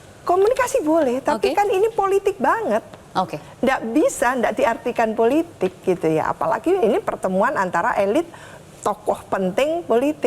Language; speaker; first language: Indonesian; native; Indonesian